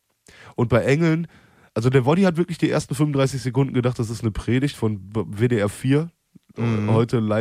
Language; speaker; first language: German; native; German